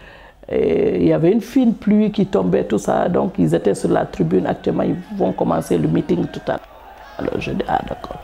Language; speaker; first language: French; non-native, local second language; Fula